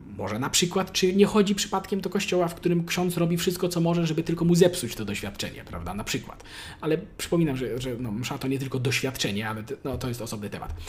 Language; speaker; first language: Polish; native; Polish